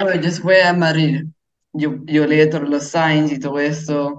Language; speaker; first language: Spanish; early bilingual, heritage; English